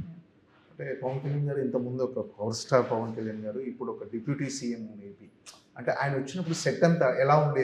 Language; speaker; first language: Telugu; native; Telugu